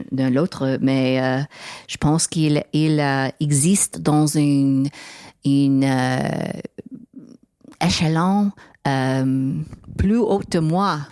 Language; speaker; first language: French; non-native, learner; English